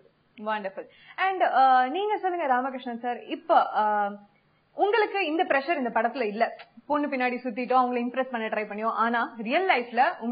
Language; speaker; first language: Tamil; native; Tamil